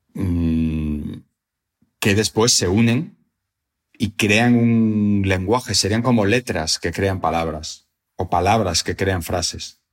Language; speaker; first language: Spanish; native; Spanish